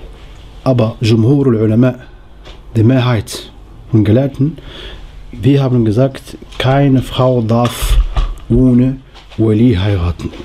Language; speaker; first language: German; non-native, learner; Arabic